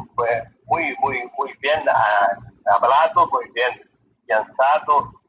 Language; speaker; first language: Spanish; non-native, learner; Portuguese